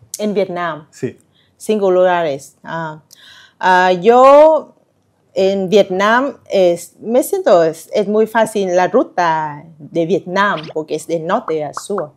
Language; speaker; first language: Spanish; non-native, learner; Vietnamese